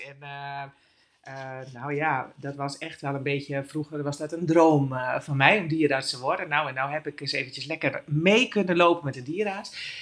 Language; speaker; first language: Dutch; native; Dutch